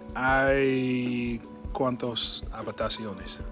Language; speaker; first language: Spanish; non-native, learner; English